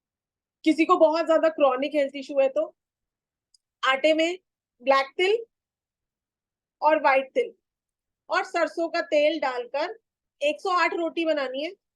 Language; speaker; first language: Hindi; native; Hindi